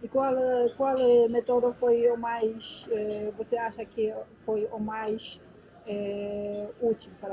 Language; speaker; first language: Portuguese; non-native, fluent; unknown